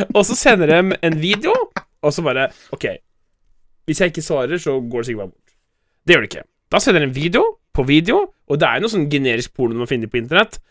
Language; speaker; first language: Norwegian; native; Norwegian